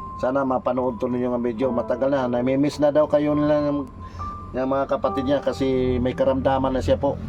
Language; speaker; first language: Filipino; non-native, local second language; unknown